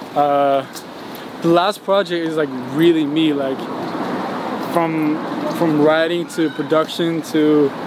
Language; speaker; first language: English; non-native, fluent; Norwegian